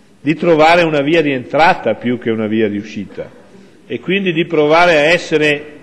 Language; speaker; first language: Italian; native; Italian